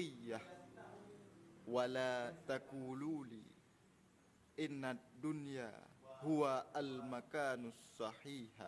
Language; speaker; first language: Arabic; non-native, learner; Achinese